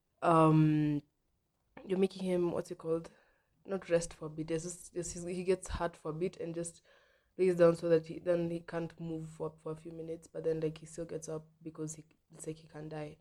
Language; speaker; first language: English; non-native, local second language; Swahili